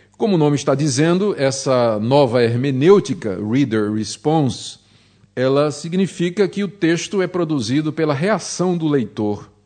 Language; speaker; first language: Portuguese; native; Portuguese